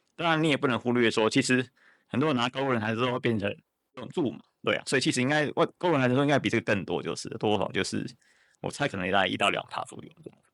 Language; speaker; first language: Chinese; native; Chinese